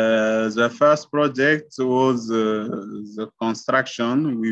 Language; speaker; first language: English; non-native, learner; French